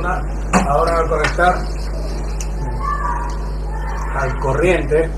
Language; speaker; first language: Spanish; non-native, fluent; Chinese